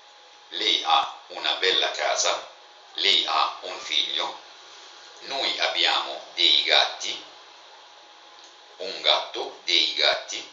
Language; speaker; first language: Italian; non-native, fluent; Arabic